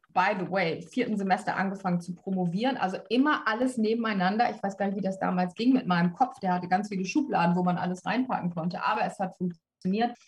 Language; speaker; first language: German; native; German